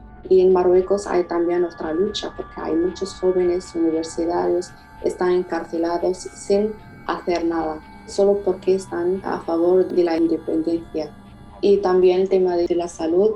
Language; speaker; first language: Spanish; non-native, fluent; Arabic